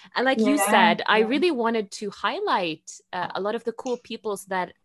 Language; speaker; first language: English; non-native, fluent; Norwegian